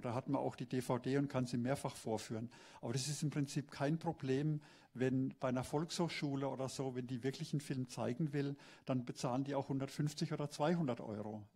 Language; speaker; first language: German; native; German